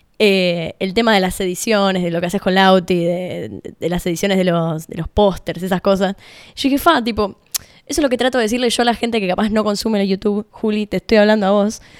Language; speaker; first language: Spanish; native; Spanish